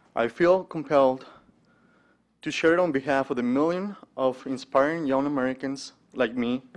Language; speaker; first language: English; early bilingual, other home language; Spanish